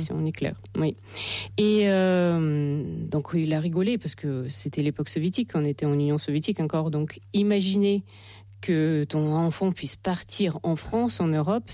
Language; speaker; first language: French; non-native, fluent; Russian